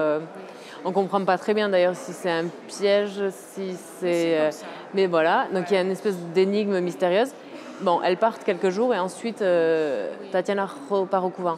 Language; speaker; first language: French; native; French